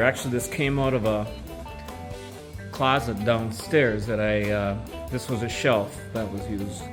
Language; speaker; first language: English; native; English